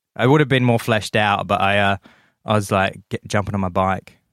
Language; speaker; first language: English; native; English